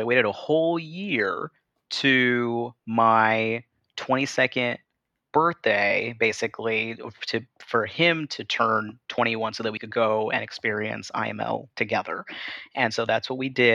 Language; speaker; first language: English; native; English